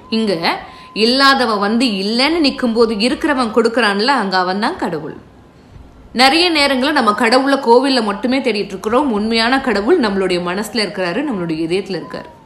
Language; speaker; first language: Tamil; non-native, local second language; Telugu